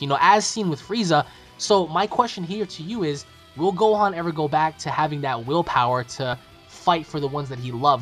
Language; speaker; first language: English; native; English